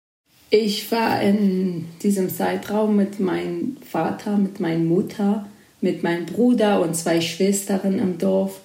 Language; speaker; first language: German; non-native, fluent; Kurdish